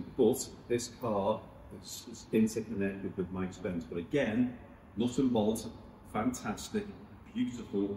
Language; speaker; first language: English; native; English